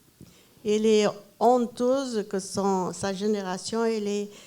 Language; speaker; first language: French; non-native, fluent; Persian